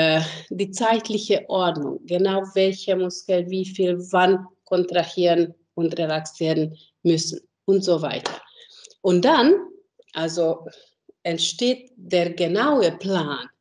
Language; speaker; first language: German; non-native, fluent; Hungarian